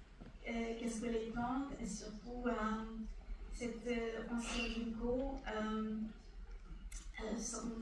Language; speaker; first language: French; non-native, fluent; Hungarian